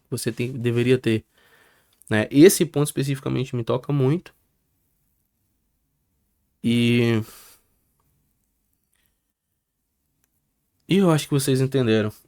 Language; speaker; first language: Portuguese; native; Portuguese